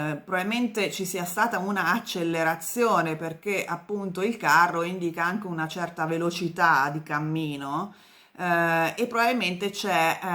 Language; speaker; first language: Italian; native; Italian